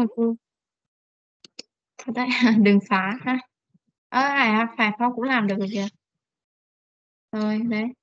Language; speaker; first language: Vietnamese; native; Vietnamese